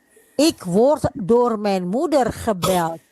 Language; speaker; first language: Dutch; non-native, fluent; Indonesian